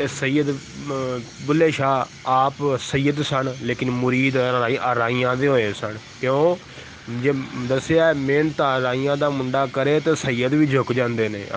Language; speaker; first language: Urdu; non-native, local second language; Punjabi